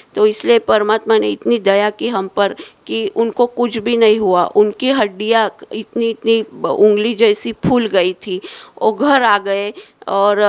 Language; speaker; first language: Hindi; non-native, local second language; Marathi